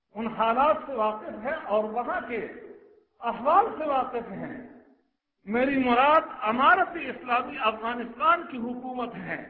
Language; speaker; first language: Urdu; non-native, local second language; Pashto